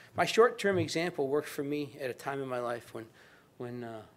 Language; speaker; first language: English; native; English